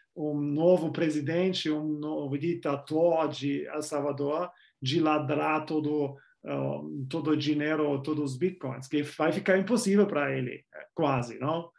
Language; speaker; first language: Portuguese; non-native, fluent; German